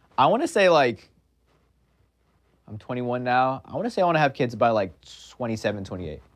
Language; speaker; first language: English; native; English